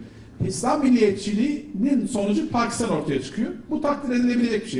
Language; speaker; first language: Turkish; native; Turkish